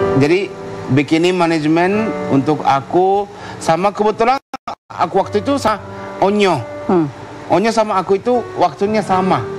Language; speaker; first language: Indonesian; non-native, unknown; Japanese